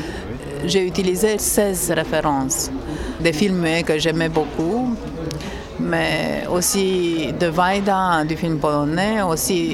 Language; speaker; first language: French; non-native, fluent; Romanian